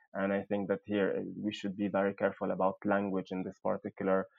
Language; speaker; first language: English; non-native, fluent; Arabic